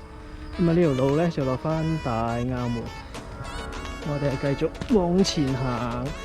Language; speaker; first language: Cantonese; native; Cantonese